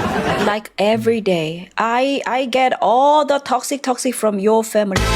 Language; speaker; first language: English; non-native, learner; Thai